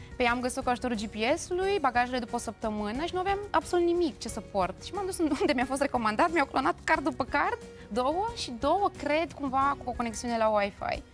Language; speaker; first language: Romanian; native; Romanian